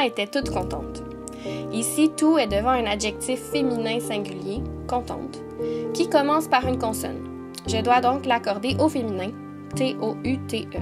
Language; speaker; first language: French; native; French